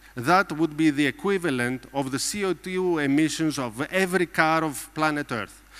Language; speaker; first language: English; non-native, fluent; Greek